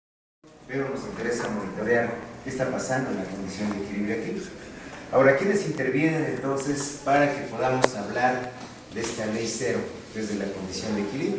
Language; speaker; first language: Spanish; native; Spanish